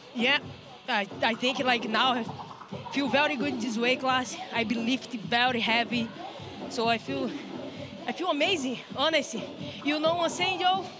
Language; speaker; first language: English; non-native, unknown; Portuguese